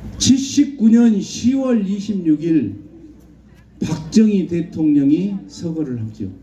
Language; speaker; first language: Korean; native; Korean